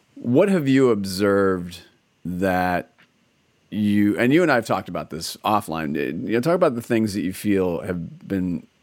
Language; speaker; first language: English; native; English